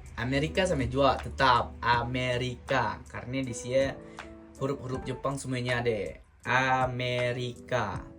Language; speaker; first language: Indonesian; native; Indonesian